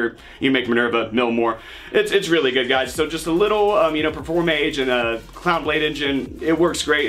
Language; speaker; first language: English; native; English